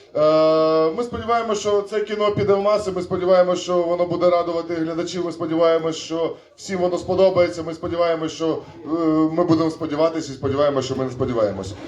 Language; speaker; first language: Ukrainian; non-native, local second language; Russian